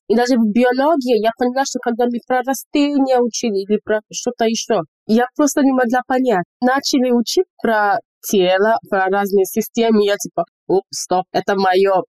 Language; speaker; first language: Russian; non-native, fluent; English